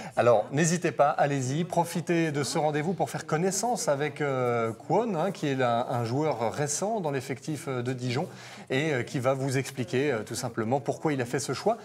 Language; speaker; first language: French; native; French